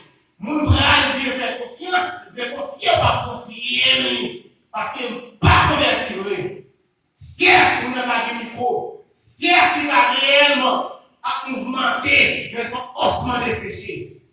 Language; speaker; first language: French; non-native, local second language; Haitian Creole